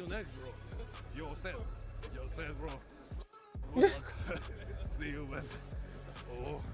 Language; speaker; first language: English; non-native, learner; Russian